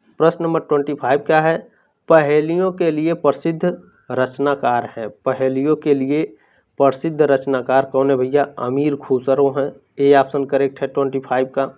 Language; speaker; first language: Hindi; native; Hindi